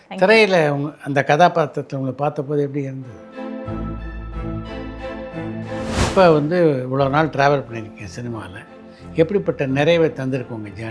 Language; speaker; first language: Tamil; native; Tamil